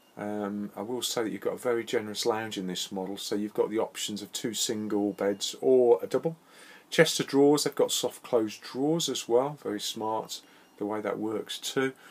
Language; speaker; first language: English; native; English